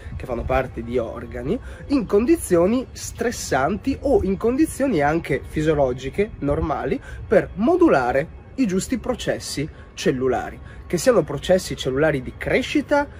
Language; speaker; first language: Italian; native; Italian